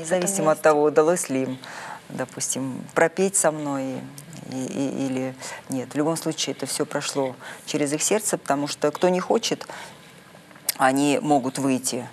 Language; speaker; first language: Russian; native; Russian